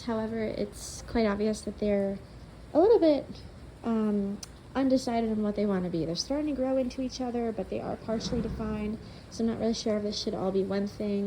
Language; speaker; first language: English; native; English